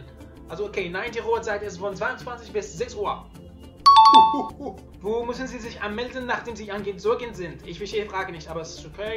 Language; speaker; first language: German; non-native, learner; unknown